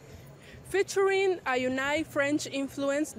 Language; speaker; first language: English; non-native, learner; Spanish